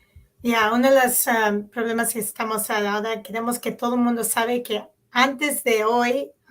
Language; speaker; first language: Spanish; early bilingual, heritage; Spanish